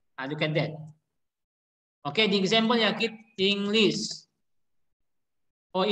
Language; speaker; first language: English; non-native, learner; Indonesian